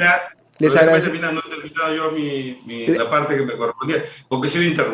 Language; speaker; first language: Spanish; native; Spanish